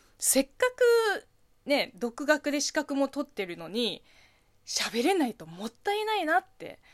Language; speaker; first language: Japanese; non-native, fluent; Chinese